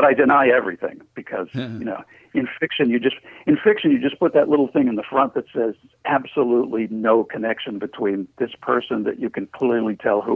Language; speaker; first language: English; native; English